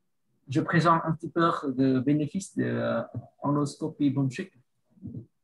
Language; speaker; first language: French; non-native, learner; Vietnamese